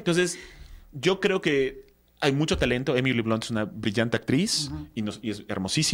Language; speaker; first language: Spanish; native; Spanish